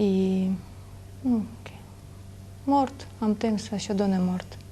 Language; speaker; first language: Catalan; non-native, learner; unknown